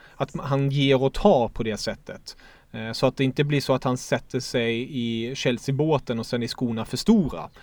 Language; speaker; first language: Swedish; non-native, fluent; German